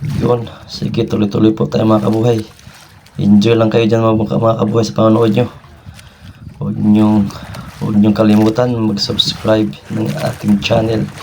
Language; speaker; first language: Filipino; non-native, local second language; Cebuano